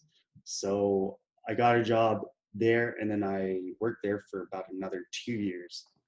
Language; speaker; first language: English; native; English